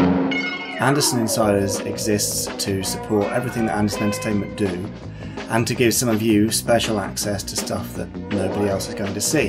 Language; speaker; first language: English; native; English